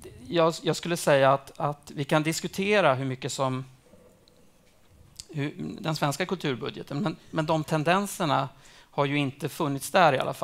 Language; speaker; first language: Swedish; native; Swedish